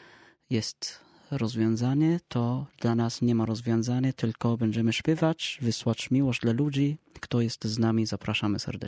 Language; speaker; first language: Polish; non-native, learner; Arabic